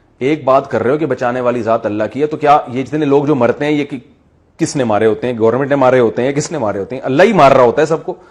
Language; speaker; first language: Urdu; native; Urdu